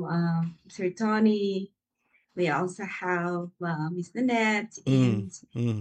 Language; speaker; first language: English; non-native, local second language; Cebuano